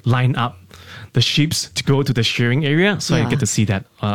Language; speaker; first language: English; native; English